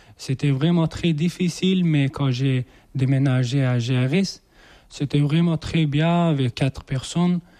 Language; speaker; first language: French; non-native, learner; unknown